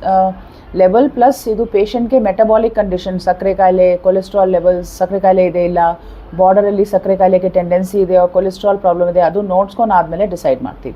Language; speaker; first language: Kannada; non-native, learner; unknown